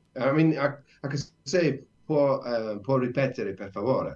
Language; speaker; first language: Italian; non-native, learner; English